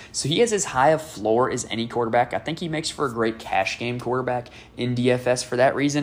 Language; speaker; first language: English; native; English